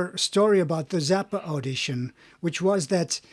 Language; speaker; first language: English; non-native, fluent; Finnish